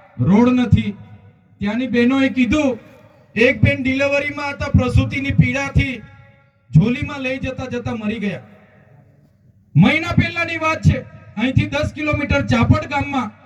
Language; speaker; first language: Gujarati; non-native, local second language; Vasavi